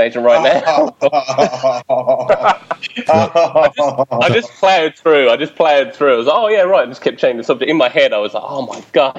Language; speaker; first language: English; native; English